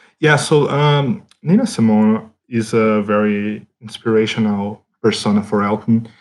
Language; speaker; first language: English; non-native, fluent; Portuguese